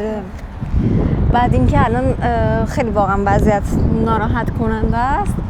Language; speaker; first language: Persian; native; Persian